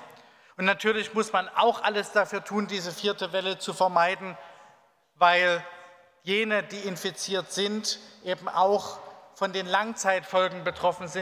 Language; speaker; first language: German; native; German